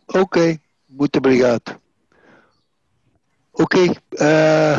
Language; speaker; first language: Portuguese; non-native, fluent; Dutch